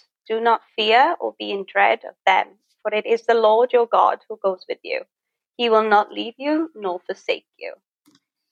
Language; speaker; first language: English; native; English